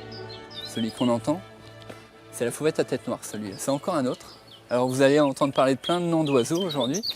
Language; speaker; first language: French; native; French